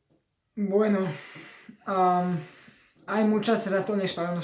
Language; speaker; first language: Spanish; non-native, learner; French